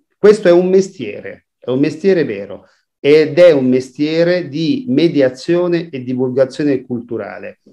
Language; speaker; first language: Italian; native; Italian